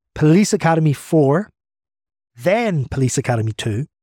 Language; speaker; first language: English; native; English